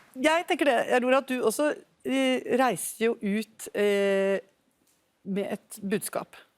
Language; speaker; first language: Norwegian; native; Norwegian